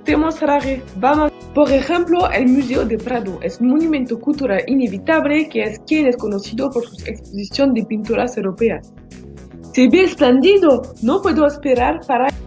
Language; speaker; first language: Spanish; non-native, learner; French